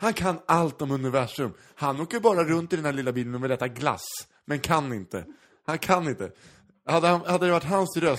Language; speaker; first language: Swedish; native; Swedish